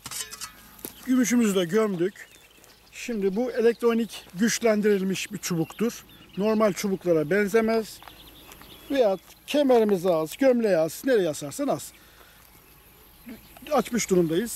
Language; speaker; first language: Turkish; native; Turkish